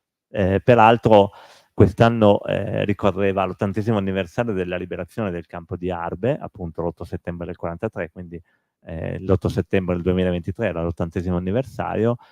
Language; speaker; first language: Italian; native; Italian